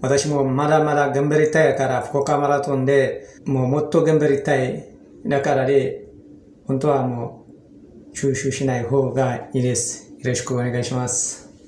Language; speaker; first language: Japanese; non-native, learner; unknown